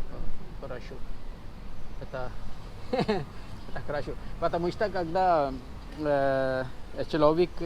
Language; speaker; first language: Russian; non-native, learner; Urdu